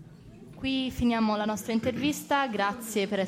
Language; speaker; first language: Italian; native; Italian